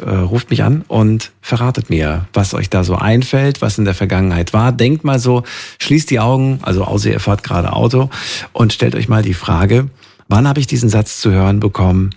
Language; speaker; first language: German; native; German